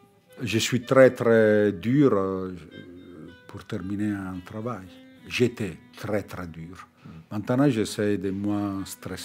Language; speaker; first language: French; non-native, fluent; Italian